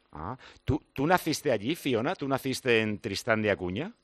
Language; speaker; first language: Spanish; native; Spanish